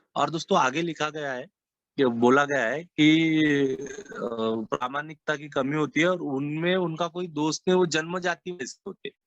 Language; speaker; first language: Hindi; non-native, local second language; Marathi